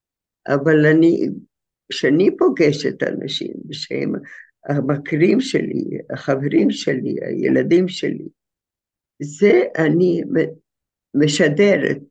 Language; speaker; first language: Hebrew; non-native, fluent; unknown